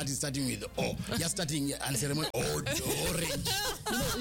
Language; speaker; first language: English; non-native, local second language; Luyia